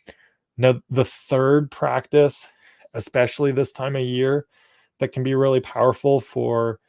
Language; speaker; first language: English; native; English